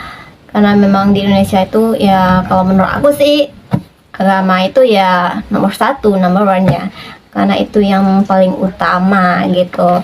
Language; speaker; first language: Indonesian; native; Indonesian